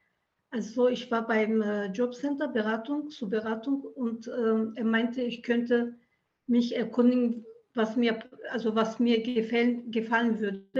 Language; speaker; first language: German; early bilingual, other home language; Turkish